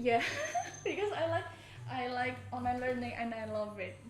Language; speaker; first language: English; non-native, learner; Indonesian